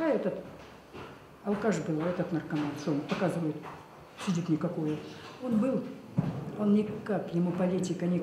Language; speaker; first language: Russian; native; Russian